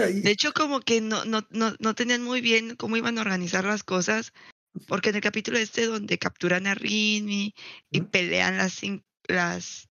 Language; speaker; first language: Spanish; native; Spanish